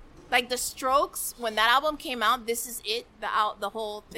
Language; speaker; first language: English; early bilingual, other home language; Spanish